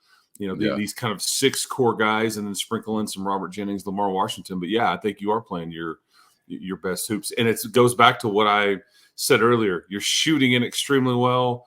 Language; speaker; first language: English; native; English